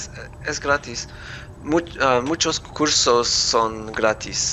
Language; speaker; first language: Spanish; non-native, learner; English